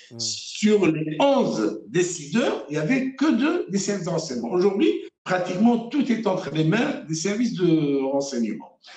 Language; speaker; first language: French; non-native, local second language; Arabic